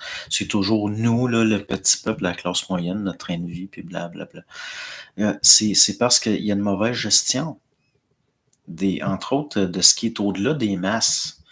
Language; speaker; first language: French; native; French